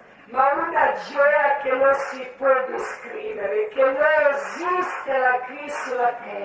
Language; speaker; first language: Italian; non-native, learner; Croatian